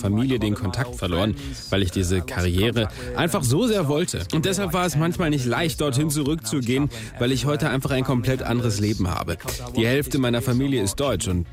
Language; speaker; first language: German; non-native, fluent; English